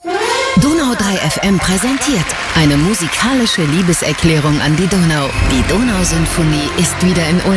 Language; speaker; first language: German; native; German